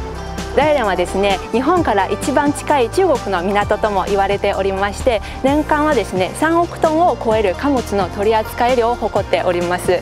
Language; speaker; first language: Japanese; non-native, fluent; Chinese